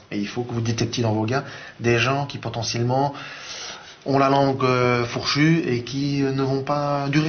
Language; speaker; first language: French; native; French